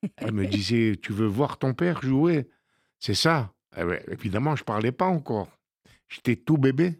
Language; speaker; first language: French; native; French